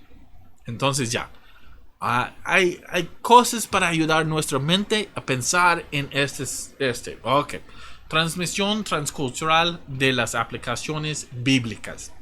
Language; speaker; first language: Spanish; non-native, fluent; English